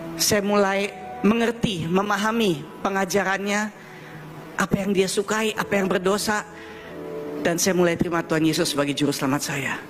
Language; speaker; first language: Indonesian; early bilingual, heritage; German